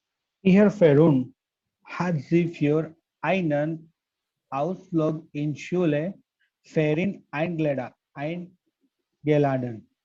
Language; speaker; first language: German; non-native, learner; Gujarati